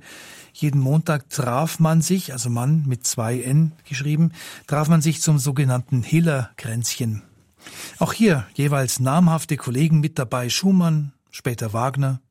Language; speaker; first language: German; native; German